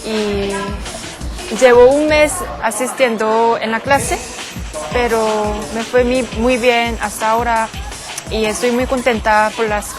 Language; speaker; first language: Spanish; non-native, learner; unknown